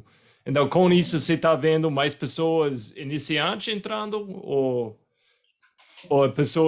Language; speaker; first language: Portuguese; non-native, fluent; English